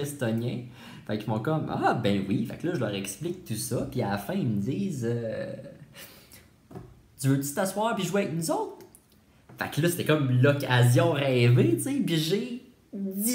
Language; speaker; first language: French; native; French